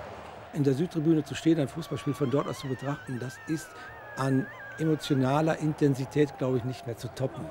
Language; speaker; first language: German; native; German